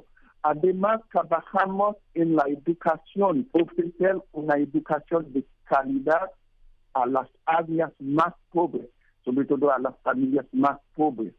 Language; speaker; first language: Spanish; non-native, fluent; Haitian Creole